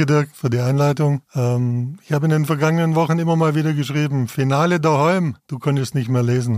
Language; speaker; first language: German; native; German